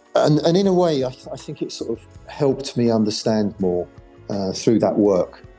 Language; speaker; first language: English; native; English